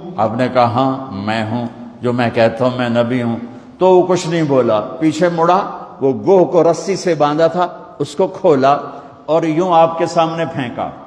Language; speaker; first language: Urdu; non-native, local second language; Punjabi